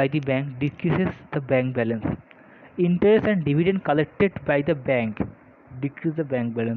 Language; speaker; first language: English; non-native, local second language; Bangla